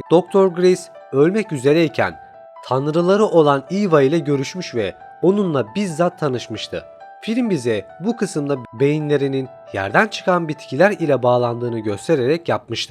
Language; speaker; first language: Turkish; native; Turkish